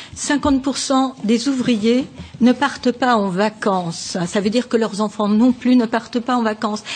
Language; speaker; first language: French; native; French